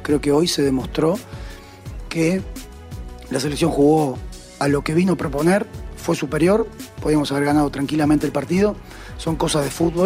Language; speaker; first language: Spanish; native; Spanish